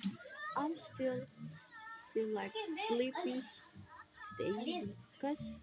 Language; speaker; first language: English; non-native, learner; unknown